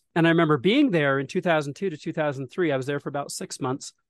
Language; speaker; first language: English; native; English